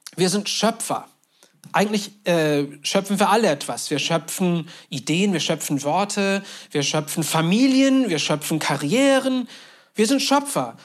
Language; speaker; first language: German; non-native, fluent; Turkish